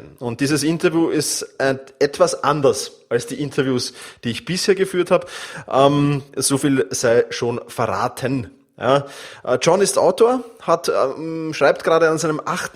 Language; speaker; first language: German; native; German